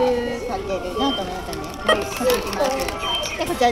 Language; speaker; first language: Japanese; native; Japanese